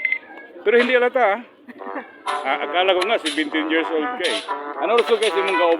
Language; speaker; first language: Filipino; non-native, local second language; Cebuano